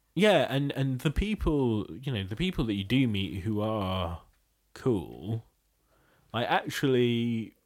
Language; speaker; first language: English; early bilingual, other home language; Bangla